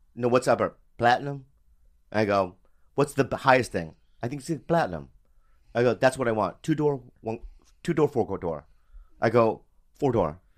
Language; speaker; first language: English; native; English